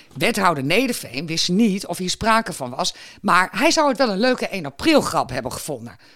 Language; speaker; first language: Dutch; native; Dutch